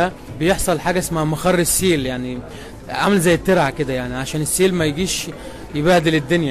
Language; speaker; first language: Arabic; native; Arabic